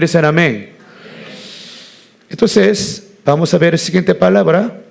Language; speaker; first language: Spanish; non-native, learner; Korean